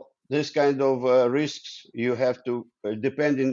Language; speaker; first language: English; non-native, fluent; Ukrainian